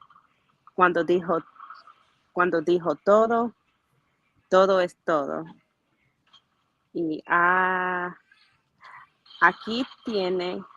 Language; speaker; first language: Spanish; non-native, learner; English